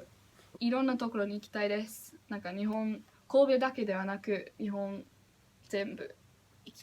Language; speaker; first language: Japanese; non-native, learner; English